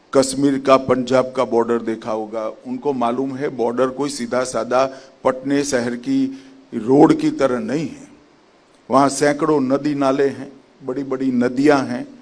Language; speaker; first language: Hindi; non-native, local second language; Gujarati